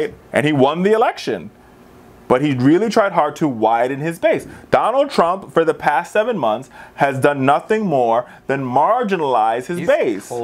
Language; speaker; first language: English; native; English